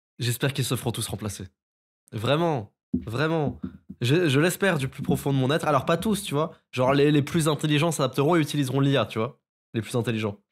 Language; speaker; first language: French; native; French